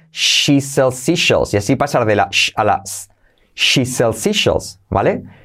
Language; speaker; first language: Spanish; native; Spanish